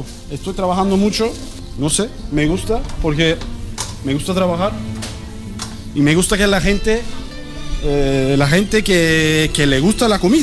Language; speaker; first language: Spanish; non-native, learner; Turkish